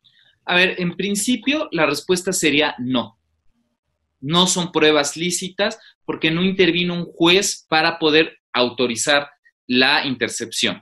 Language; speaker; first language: Spanish; native; Spanish